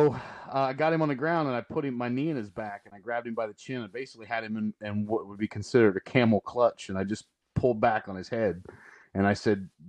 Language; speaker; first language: English; native; English